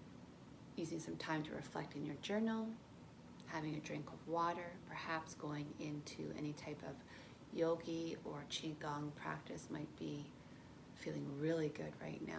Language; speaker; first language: English; native; English